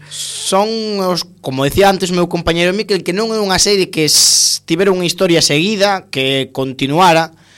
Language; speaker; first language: Galician; non-native, local second language; Spanish